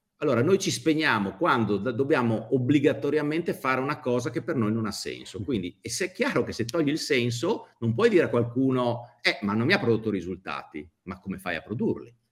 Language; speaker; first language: Italian; native; Italian